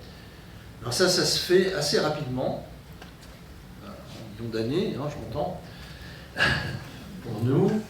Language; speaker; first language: French; native; French